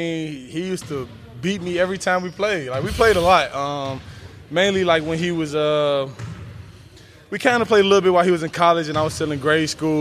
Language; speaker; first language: English; native; English